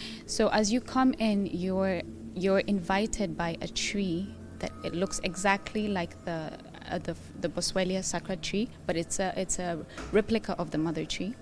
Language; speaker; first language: English; non-native, local second language; Arabic